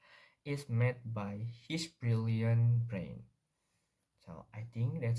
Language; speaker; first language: English; non-native, learner; Indonesian